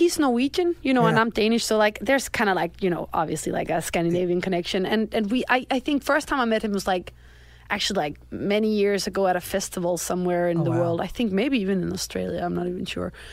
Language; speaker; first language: English; non-native, fluent; Danish